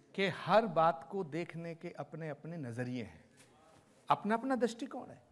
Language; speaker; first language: Hindi; native; Hindi